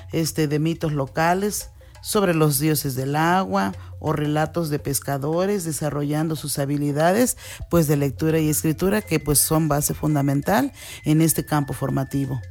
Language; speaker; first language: Spanish; native; Spanish